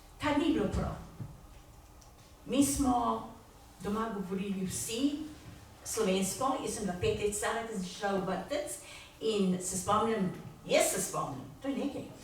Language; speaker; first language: Slovenian; early bilingual, heritage; Slovenian